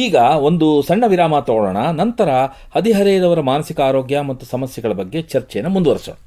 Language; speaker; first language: Kannada; native; Kannada